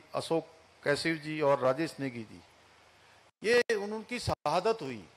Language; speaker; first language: Hindi; native; Hindi